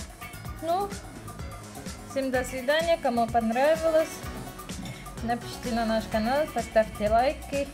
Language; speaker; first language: Russian; non-native, learner; Tajik